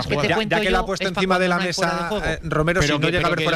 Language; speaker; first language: Spanish; native; Spanish